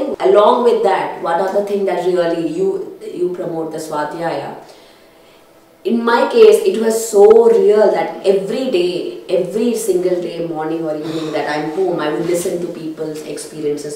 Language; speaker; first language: English; non-native, local second language; Telugu